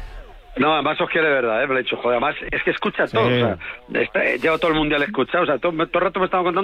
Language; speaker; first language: Spanish; native; Spanish